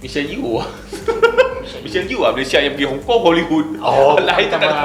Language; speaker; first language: Malay; native; Malay